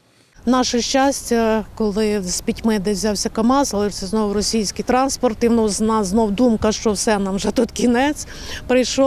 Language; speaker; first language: Ukrainian; native; Ukrainian